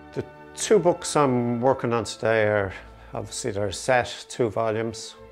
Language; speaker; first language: English; native; English